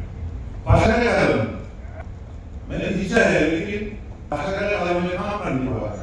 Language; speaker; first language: Hindi; non-native, learner; Bangla